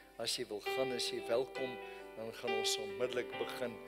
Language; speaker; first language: Afrikaans; native; Afrikaans